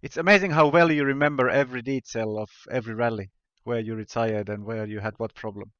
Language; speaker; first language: English; non-native, fluent; Finnish